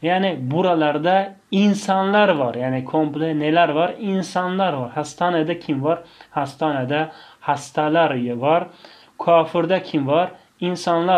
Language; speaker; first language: Turkish; non-native, fluent; Tajik